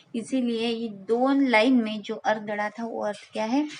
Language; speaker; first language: Hindi; non-native, local second language; Marathi